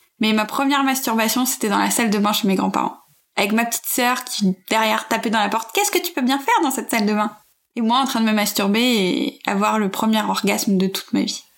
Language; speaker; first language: French; native; French